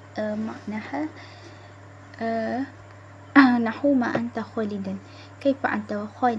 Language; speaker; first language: Arabic; non-native, learner; Malay